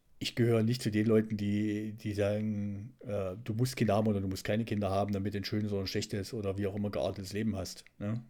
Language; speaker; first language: German; native; German